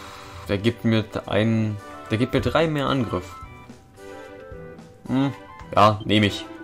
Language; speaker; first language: German; native; German